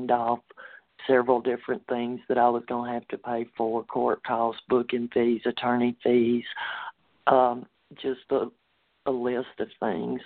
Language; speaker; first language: English; native; English